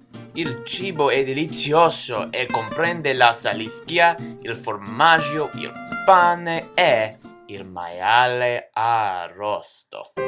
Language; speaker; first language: Italian; non-native, learner; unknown